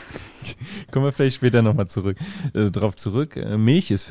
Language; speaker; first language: German; native; German